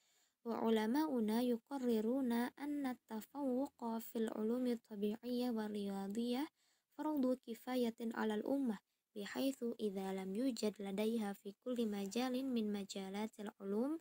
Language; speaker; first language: Arabic; non-native, learner; Indonesian